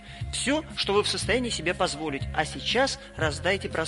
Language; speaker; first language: Russian; native; Russian